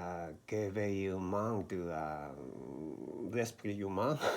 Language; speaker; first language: French; non-native, learner; Korean